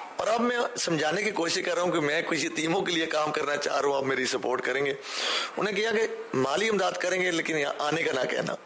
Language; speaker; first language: Urdu; early bilingual, heritage; Urdu